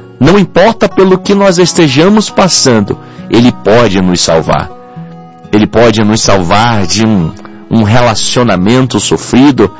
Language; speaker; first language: Portuguese; native; Portuguese